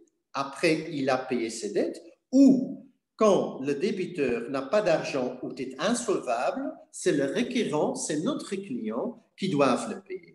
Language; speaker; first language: French; non-native, fluent; Dutch